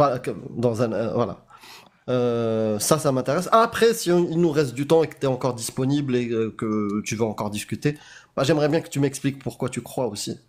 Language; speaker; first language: French; native; French